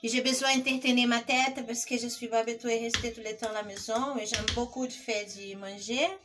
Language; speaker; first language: French; non-native, learner; Portuguese